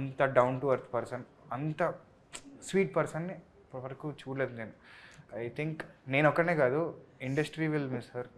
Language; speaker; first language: Telugu; native; Telugu